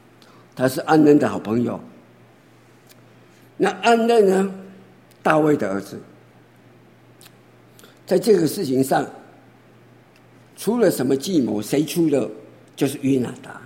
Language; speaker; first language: Chinese; native; Chinese